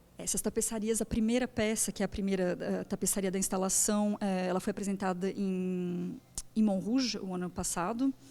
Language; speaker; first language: Portuguese; native; Portuguese